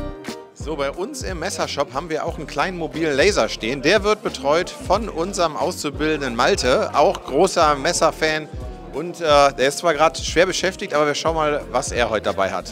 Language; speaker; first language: German; native; German